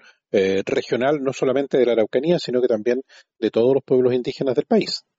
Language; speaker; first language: Spanish; native; Spanish